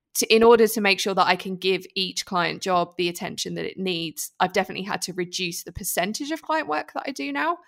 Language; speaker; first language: English; native; English